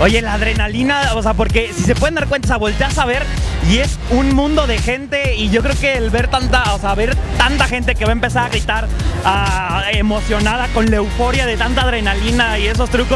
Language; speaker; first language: Spanish; native; Spanish